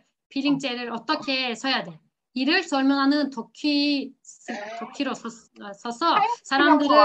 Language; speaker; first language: Korean; non-native, learner; Turkish